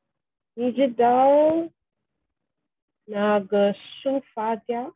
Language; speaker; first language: Chinese; non-native, learner; English